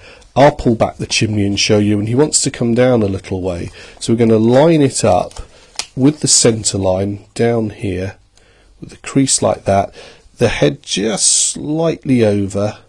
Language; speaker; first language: English; native; English